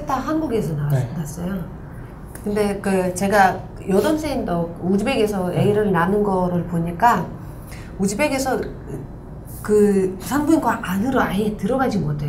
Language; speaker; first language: Korean; non-native, local second language; Uzbek